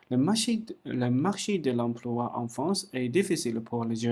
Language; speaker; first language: French; non-native, learner; Chinese